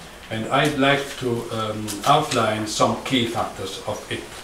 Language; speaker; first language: English; non-native, fluent; Italian